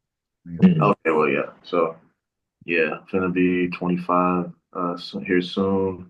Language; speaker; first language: English; native; English